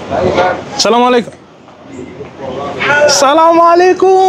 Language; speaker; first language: Arabic; non-native, learner; Telugu